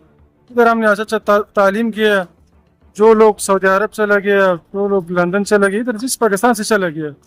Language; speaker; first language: Hindi; non-native, local second language; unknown